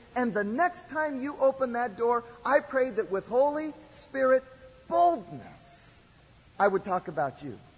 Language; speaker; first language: English; native; English